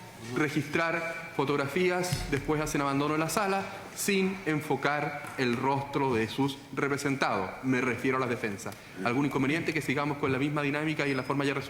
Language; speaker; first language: Spanish; native; Spanish